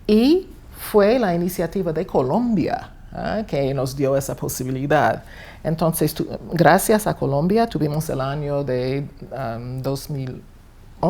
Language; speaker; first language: Spanish; non-native, fluent; English